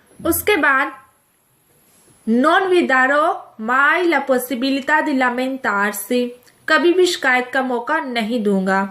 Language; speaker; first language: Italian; non-native, fluent; Urdu